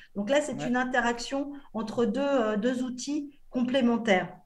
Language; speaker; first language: French; native; French